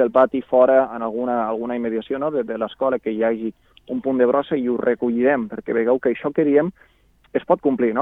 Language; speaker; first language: Catalan; native; Catalan